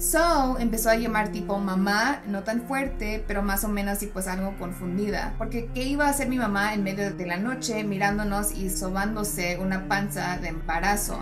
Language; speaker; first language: Spanish; early bilingual, heritage; Spanish